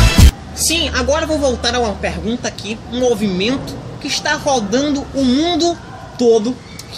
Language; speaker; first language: Portuguese; native; Portuguese